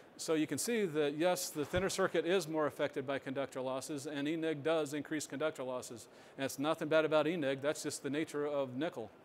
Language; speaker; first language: English; native; English